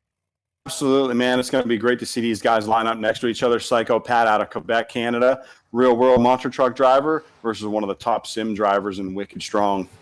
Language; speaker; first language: English; native; English